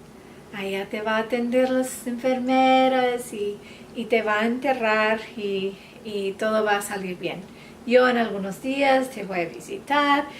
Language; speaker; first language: Spanish; non-native, fluent; English